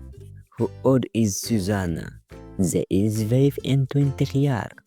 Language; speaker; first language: Dutch; non-native, fluent; Tigrinya